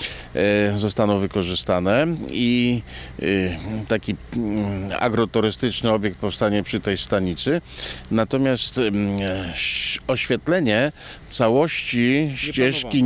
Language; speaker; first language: Polish; native; Polish